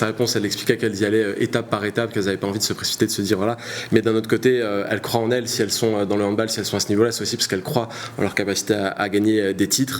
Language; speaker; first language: French; native; French